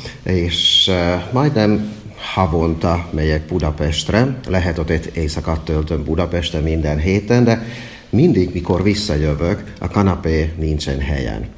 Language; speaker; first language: Hungarian; non-native, fluent; Finnish